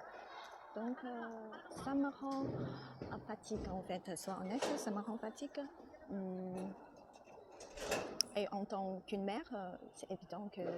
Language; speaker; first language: French; non-native, learner; Chinese